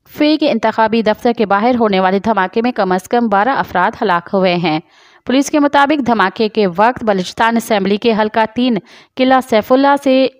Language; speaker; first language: Urdu; non-native, local second language; Sindhi